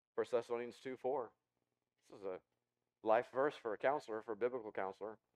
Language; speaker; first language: English; native; English